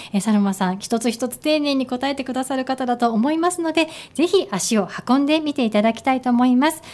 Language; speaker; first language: Japanese; native; Japanese